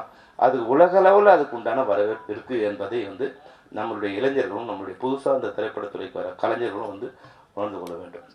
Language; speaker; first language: Tamil; native; Tamil